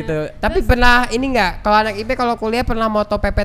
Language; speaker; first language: Indonesian; native; Indonesian